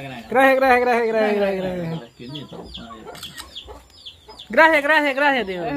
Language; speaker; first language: Spanish; native; Spanish